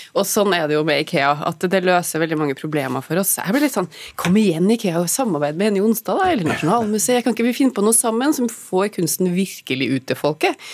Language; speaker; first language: Norwegian; native; Norwegian